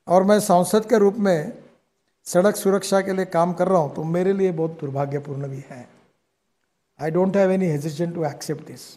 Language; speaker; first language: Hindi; non-native, local second language; Marathi